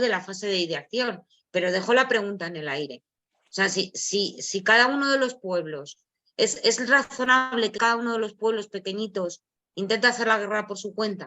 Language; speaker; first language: Spanish; native; Spanish